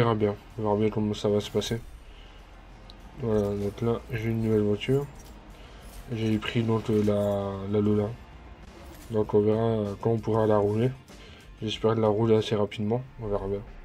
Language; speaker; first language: French; native; French